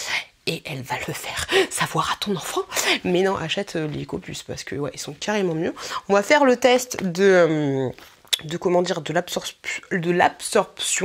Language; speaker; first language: French; native; French